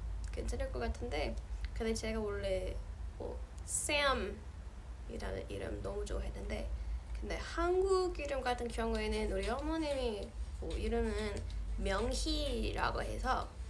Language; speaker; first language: Korean; non-native, fluent; English